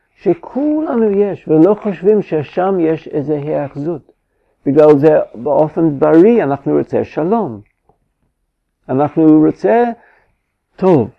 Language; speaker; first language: Hebrew; non-native, fluent; English